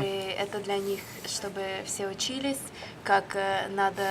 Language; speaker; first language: Russian; early bilingual, other home language; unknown